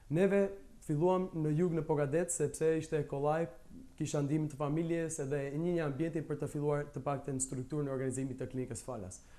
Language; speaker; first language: Albanian; early bilingual, heritage; Albanian